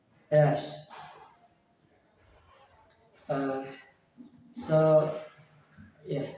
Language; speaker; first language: English; non-native, learner; Indonesian